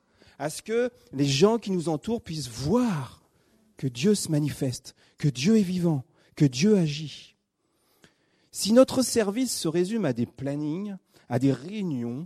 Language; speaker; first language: French; native; French